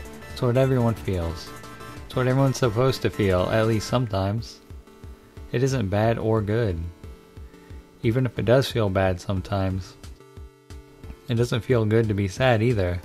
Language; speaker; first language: English; native; English